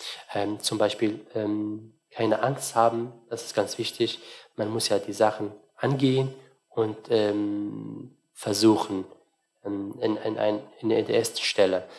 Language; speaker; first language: German; non-native, fluent; Arabic